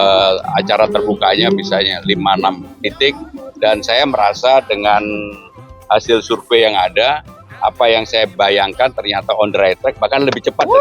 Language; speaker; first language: Indonesian; native; Indonesian